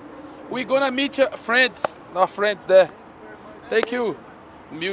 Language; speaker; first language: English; non-native, learner; Portuguese